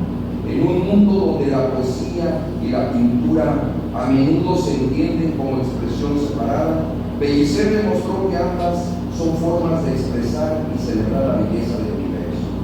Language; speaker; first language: Spanish; native; Spanish